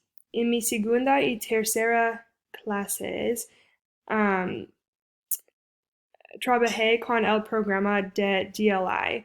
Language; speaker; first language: Spanish; non-native, fluent; English